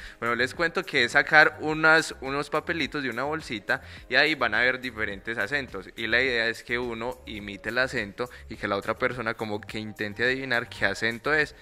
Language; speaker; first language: Spanish; native; Spanish